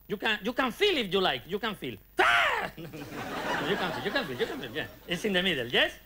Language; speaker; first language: English; non-native, learner; Spanish